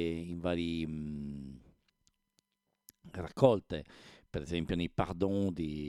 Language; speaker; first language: Italian; native; Italian